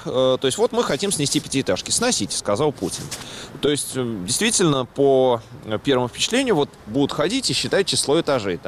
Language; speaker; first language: Russian; native; Russian